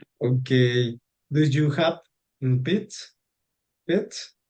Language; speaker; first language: English; non-native, learner; Spanish